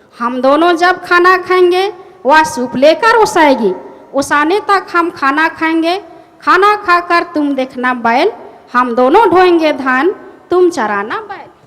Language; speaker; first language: Hindi; non-native, local second language; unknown